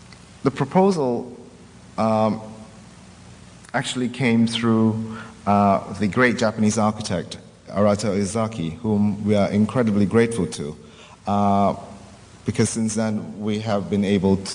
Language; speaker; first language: English; non-native, local second language; Min Nan Chinese